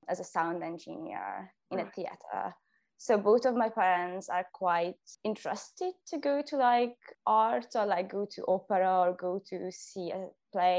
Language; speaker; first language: English; non-native, fluent; Hungarian